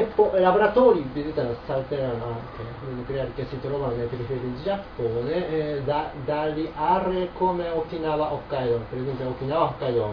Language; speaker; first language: Italian; non-native, learner; Japanese